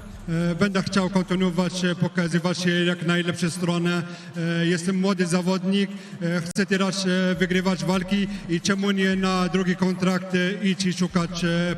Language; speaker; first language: Polish; non-native, learner; French